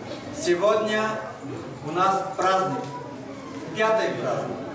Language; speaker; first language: Russian; non-native, fluent; Bulgarian